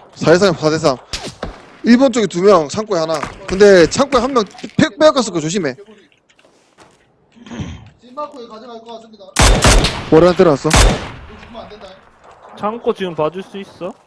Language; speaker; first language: Korean; native; Korean